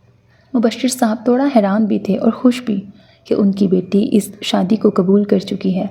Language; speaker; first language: Urdu; native; Urdu